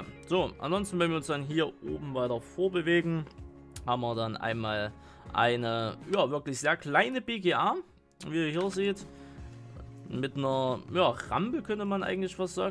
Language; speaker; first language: German; native; German